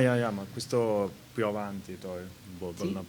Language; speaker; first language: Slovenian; non-native, learner; Italian